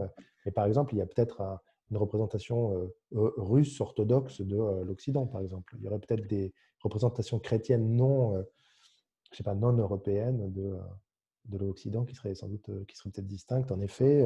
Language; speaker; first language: French; native; French